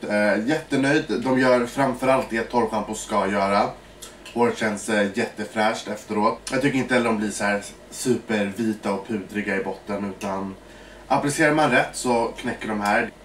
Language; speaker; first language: Swedish; early bilingual, other home language; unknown